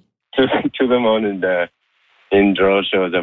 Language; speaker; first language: French; non-native, local second language; English